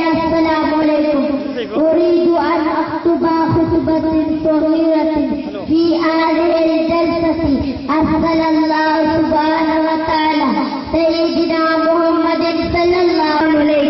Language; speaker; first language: Arabic; non-native, learner; Malayalam